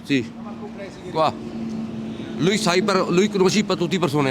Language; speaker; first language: Italian; non-native, learner; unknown